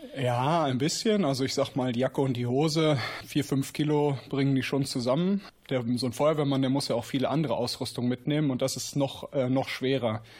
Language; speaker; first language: German; native; German